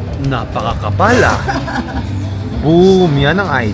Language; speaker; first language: Filipino; native; Filipino